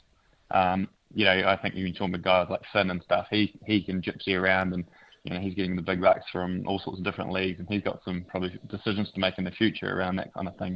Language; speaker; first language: English; native; English